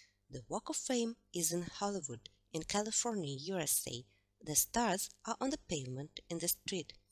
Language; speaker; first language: English; non-native, fluent; Russian